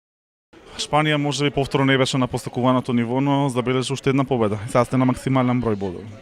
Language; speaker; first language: Macedonian; native; Macedonian